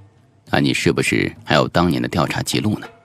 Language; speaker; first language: Chinese; native; Chinese